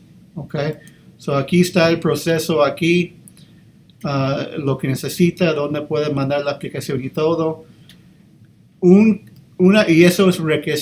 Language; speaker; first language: Spanish; early bilingual, heritage; English